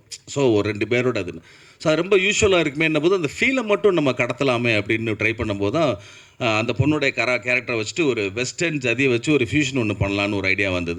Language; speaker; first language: Tamil; native; Tamil